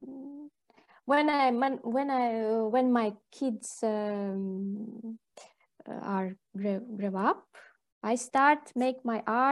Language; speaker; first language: English; non-native, learner; Latvian